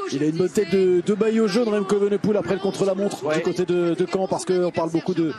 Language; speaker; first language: French; native; French